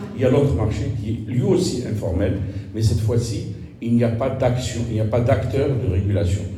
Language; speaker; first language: French; non-native, local second language; Arabic